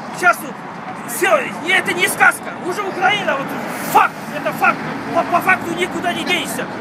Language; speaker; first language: Russian; non-native, local second language; Kazakh